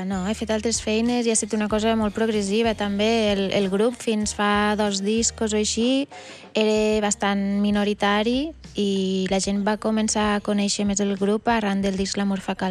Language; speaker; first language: Catalan; native; Catalan